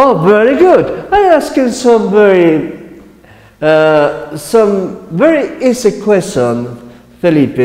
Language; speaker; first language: English; non-native, fluent; Spanish